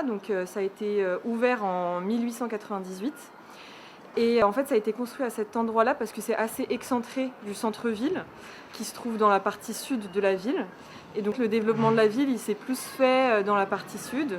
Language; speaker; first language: French; native; French